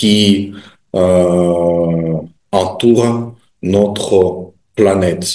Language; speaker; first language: French; non-native, fluent; Russian